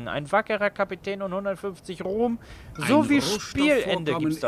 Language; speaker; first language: German; native; German